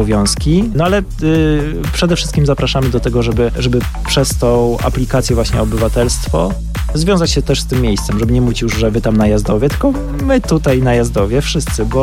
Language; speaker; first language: Polish; native; Polish